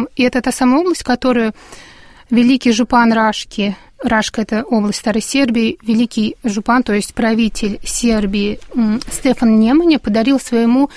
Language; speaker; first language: Russian; native; Russian